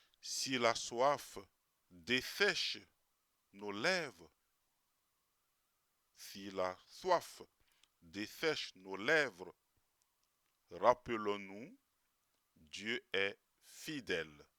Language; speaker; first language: French; native; French